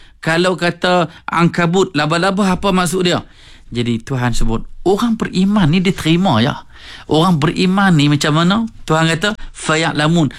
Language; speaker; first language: Malay; native; Malay